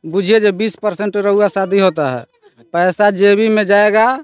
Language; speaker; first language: Hindi; native; Hindi